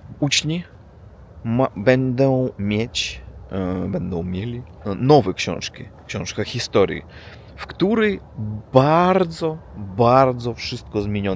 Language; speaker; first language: Polish; non-native, learner; Russian